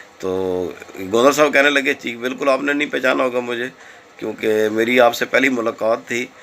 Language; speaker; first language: Urdu; non-native, local second language; Punjabi